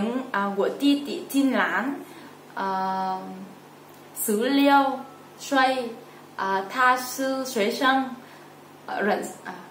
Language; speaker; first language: Chinese; non-native, learner; Vietnamese